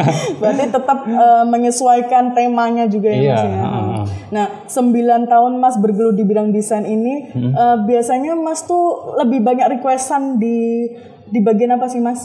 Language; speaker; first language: Indonesian; native; Indonesian